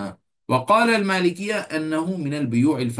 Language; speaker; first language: Arabic; non-native, fluent; Malay